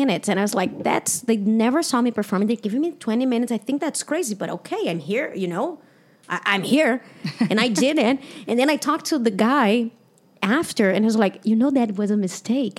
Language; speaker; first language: English; non-native, fluent; Portuguese